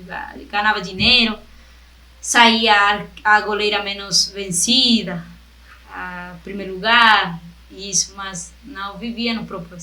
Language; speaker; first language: Portuguese; non-native, fluent; Spanish